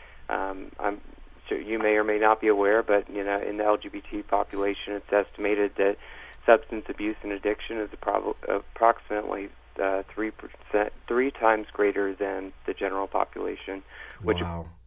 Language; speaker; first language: English; native; English